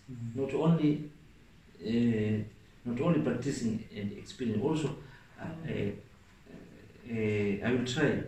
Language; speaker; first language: English; non-native, local second language; Swahili